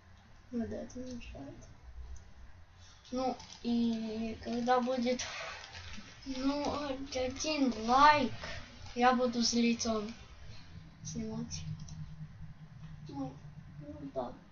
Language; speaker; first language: Russian; non-native, local second language; Ukrainian